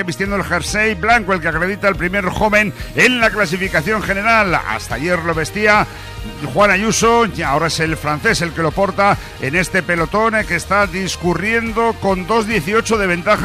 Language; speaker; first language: Spanish; native; Spanish